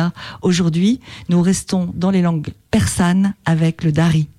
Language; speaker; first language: French; native; French